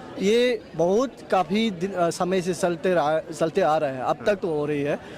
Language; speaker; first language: Hindi; non-native, local second language; Manipuri